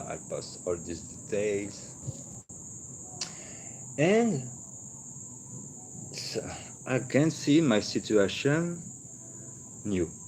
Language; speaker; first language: English; non-native, learner; French